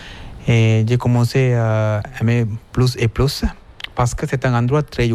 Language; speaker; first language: French; non-native, fluent; Sinhala